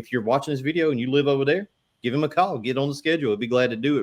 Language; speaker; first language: English; native; English